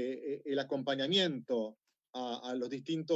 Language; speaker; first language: Spanish; native; Spanish